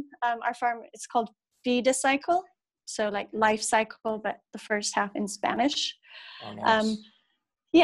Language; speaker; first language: English; native; English